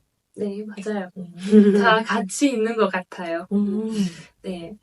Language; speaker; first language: Korean; non-native, fluent; Azerbaijani